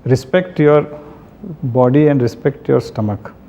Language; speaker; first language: English; non-native, local second language; Kannada